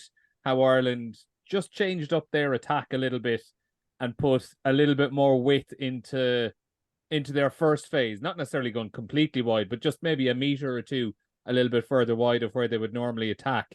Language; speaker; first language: English; native; English